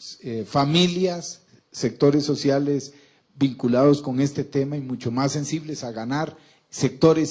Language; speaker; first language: Spanish; native; Spanish